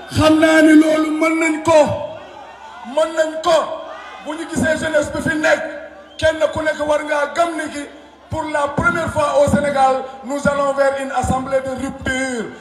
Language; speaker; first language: Wolof; non-native, local second language; Jola-Fonyi